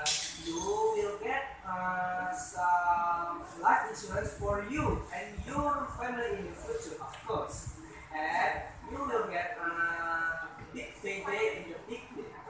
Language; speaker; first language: English; non-native, learner; Indonesian